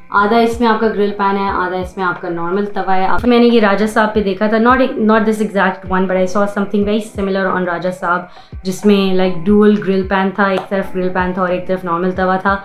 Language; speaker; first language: Urdu; native; Urdu